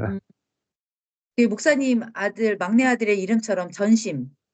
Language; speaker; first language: Korean; native; Korean